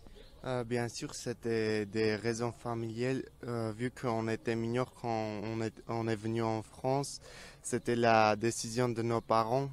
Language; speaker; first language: French; early bilingual, other home language; Armenian